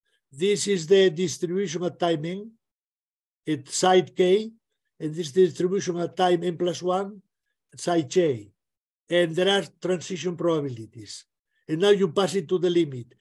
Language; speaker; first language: English; non-native, fluent; Spanish